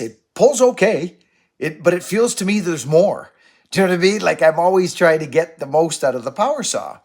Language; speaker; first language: English; native; English